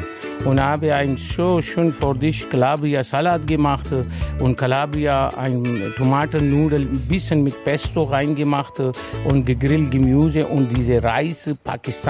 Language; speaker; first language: German; non-native, learner; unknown